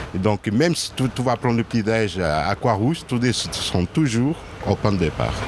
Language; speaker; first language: French; non-native, fluent; Portuguese